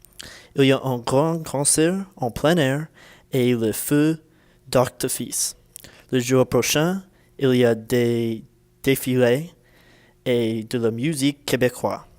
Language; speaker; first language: French; non-native, learner; English